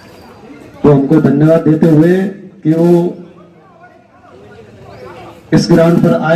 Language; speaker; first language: Hindi; native; Hindi